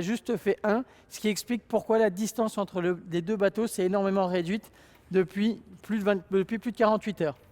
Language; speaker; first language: French; native; French